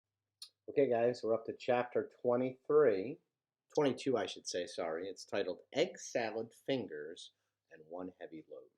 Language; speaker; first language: English; native; English